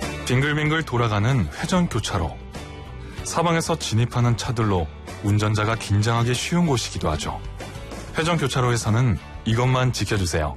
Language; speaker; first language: Korean; native; Korean